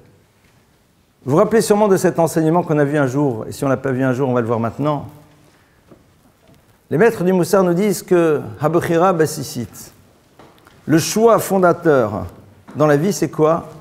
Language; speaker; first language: French; native; French